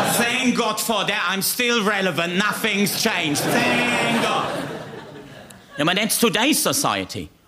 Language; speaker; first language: English; non-native, fluent; German